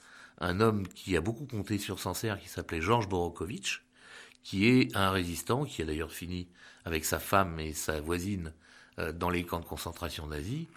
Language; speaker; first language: French; native; French